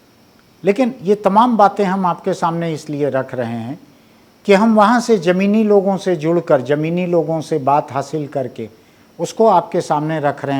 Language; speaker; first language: Hindi; native; Hindi